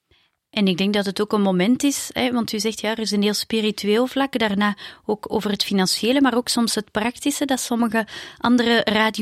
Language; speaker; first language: Dutch; native; Dutch